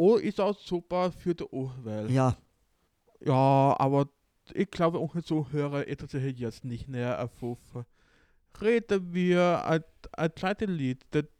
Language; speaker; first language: German; non-native, learner; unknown